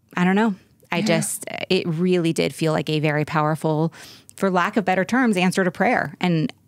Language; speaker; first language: English; native; English